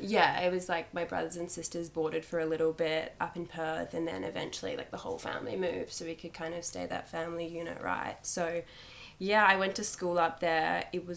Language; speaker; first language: English; native; English